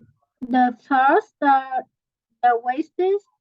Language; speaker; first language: English; non-native, learner; Vietnamese